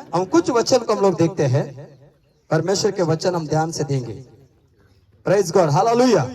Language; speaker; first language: Hindi; non-native, local second language; Kannada